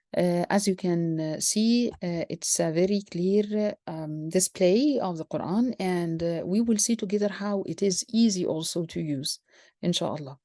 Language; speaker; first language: English; non-native, fluent; Arabic